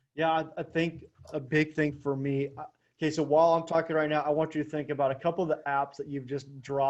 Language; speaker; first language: English; native; English